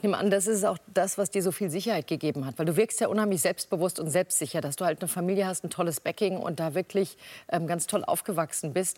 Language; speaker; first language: German; native; German